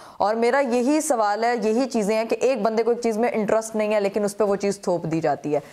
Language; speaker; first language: Urdu; native; Urdu